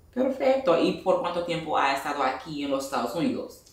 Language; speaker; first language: Spanish; non-native, fluent; English